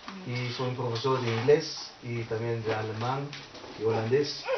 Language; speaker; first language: Spanish; early bilingual, heritage; Spanish